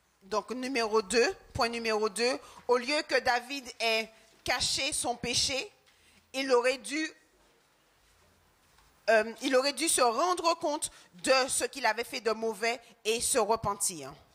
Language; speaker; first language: French; native; French